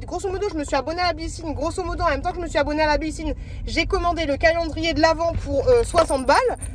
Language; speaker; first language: French; native; French